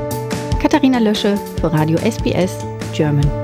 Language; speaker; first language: German; native; German